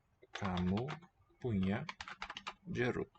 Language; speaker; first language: Indonesian; non-native, learner; English